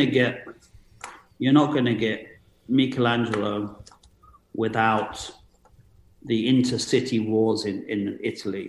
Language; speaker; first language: English; native; English